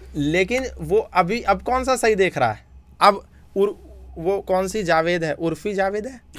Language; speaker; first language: Hindi; native; Hindi